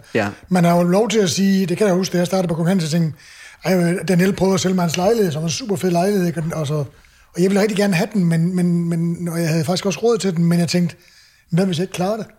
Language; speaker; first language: Danish; native; Danish